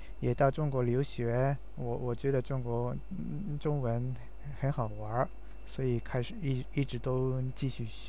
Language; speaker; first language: Chinese; non-native, fluent; Japanese